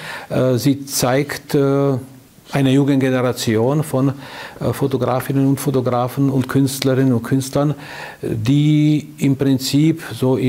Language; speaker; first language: German; non-native, fluent; Czech